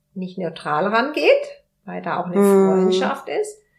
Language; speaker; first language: German; non-native, fluent; Spanish